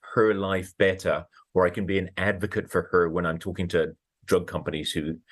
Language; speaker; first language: English; native; English